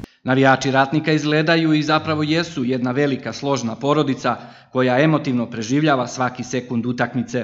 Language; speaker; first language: Serbian; native; Serbian